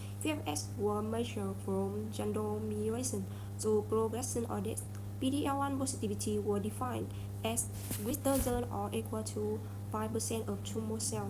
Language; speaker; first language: English; non-native, learner; Vietnamese